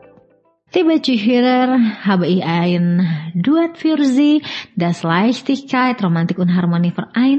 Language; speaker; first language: German; non-native, fluent; Indonesian